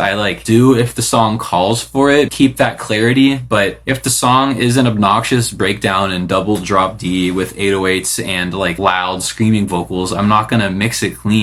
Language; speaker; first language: English; native; English